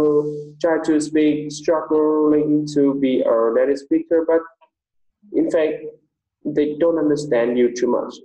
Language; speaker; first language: English; non-native, fluent; Vietnamese